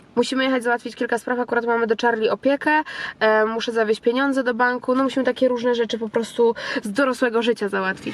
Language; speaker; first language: Polish; native; Polish